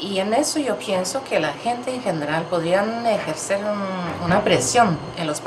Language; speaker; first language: Spanish; non-native, fluent; Swedish